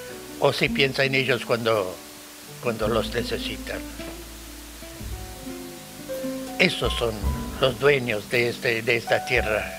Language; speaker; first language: Spanish; non-native, fluent; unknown